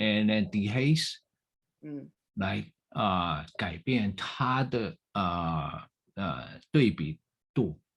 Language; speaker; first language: Chinese; non-native, fluent; English